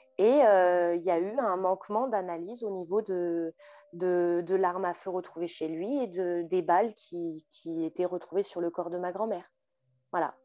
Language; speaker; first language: French; native; French